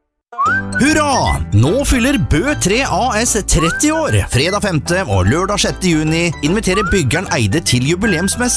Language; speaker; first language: Norwegian; native; Norwegian